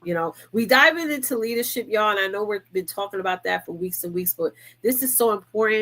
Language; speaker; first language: English; native; English